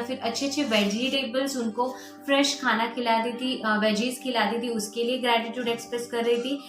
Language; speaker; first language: Hindi; native; Hindi